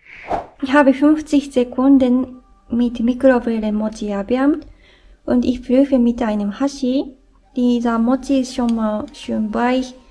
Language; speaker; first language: German; non-native, fluent; Japanese